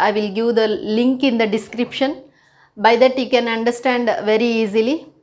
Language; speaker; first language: English; non-native, local second language; Telugu